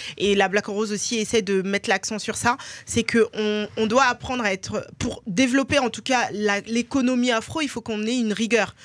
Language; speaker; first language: French; early bilingual, other home language; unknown